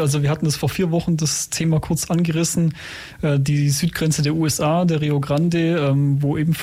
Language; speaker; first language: German; native; German